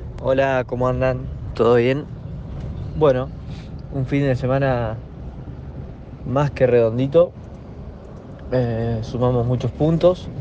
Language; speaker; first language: Spanish; native; Spanish